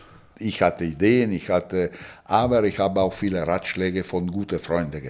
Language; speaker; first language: German; non-native, fluent; Italian